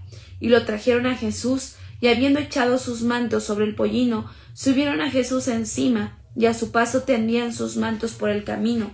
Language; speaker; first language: Spanish; native; Spanish